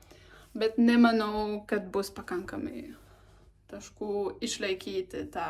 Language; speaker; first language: Lithuanian; non-native, learner; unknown